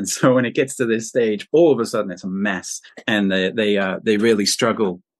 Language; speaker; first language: English; native; English